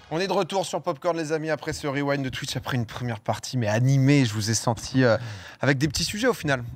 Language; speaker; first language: French; native; French